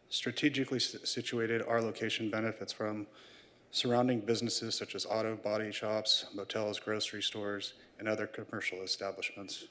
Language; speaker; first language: English; native; English